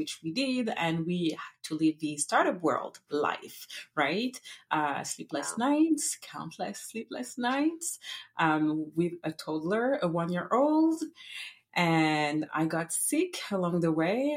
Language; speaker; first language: English; non-native, fluent; French